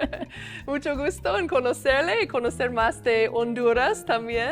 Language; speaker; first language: Spanish; non-native, fluent; English